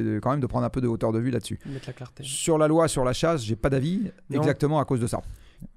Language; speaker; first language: French; native; French